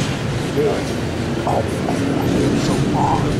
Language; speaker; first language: English; native; English